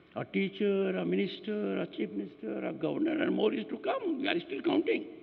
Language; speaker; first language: English; non-native, local second language; Hindi